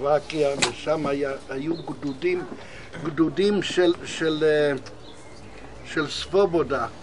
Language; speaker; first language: Hebrew; non-native, fluent; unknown